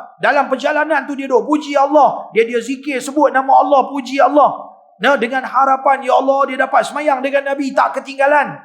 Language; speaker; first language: Malay; native; Malay